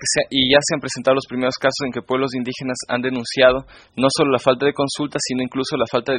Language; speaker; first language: Spanish; native; Spanish